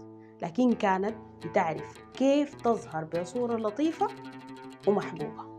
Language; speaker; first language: Arabic; native; Arabic